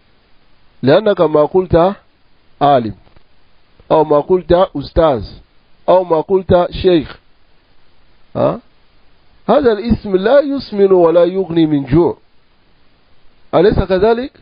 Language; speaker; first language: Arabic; non-native, fluent; Wolof